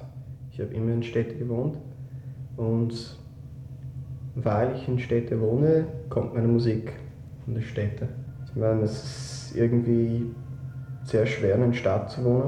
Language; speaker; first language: German; non-native, fluent; English